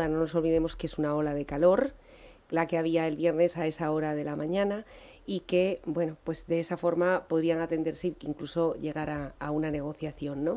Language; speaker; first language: Spanish; native; Spanish